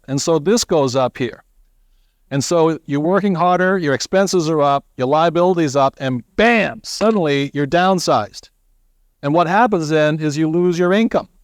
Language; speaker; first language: English; native; English